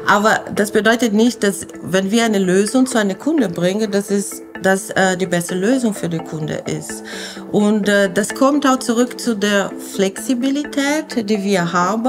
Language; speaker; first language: German; non-native, fluent; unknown